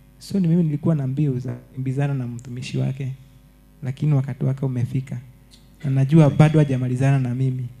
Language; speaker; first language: Swahili; non-native, local second language; Meru